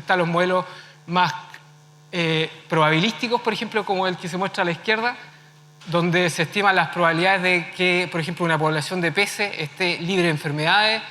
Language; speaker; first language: Spanish; native; Spanish